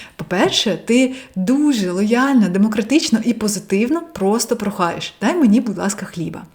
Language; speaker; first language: Ukrainian; non-native, local second language; Russian